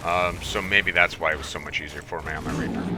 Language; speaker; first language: English; native; English